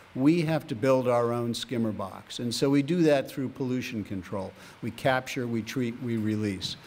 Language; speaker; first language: English; native; English